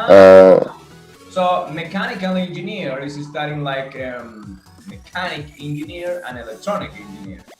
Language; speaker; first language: English; non-native, fluent; Spanish